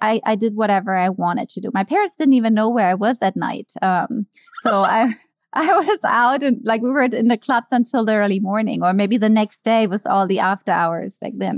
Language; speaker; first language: English; non-native, fluent; German